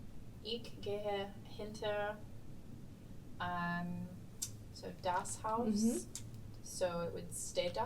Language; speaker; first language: German; non-native, learner; English